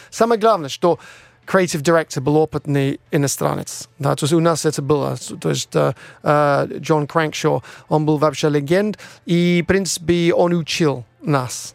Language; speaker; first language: Russian; non-native, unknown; English